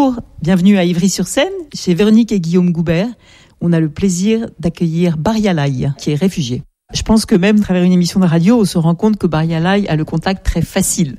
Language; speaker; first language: French; native; French